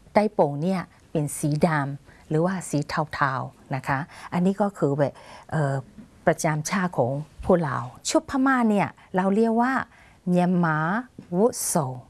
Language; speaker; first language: Thai; non-native, fluent; Burmese